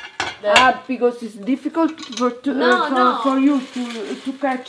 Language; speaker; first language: English; non-native, learner; Italian